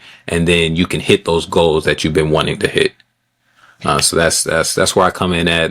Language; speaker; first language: English; native; English